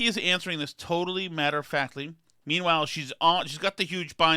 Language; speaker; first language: English; native; English